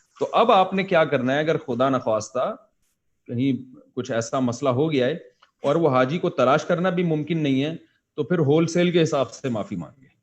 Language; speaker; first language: Urdu; native; Urdu